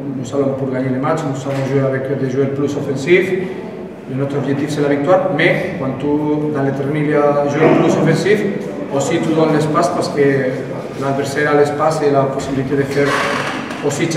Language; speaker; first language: French; non-native, learner; Spanish